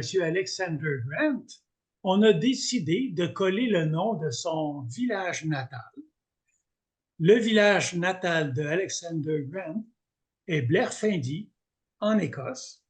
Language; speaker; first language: French; native; French